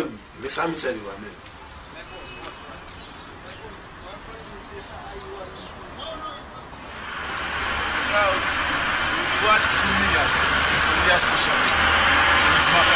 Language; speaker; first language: Georgian; non-native, learner; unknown